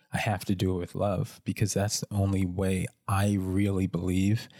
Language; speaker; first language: English; native; English